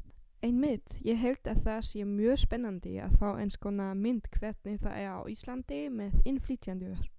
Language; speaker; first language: Icelandic; non-native, learner; German